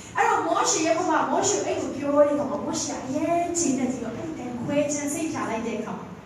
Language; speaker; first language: Burmese; non-native, local second language; Hakha Chin